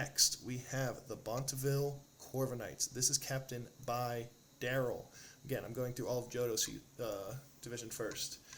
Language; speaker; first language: English; native; English